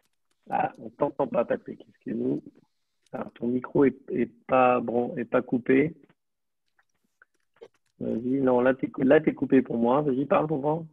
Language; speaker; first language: French; native; French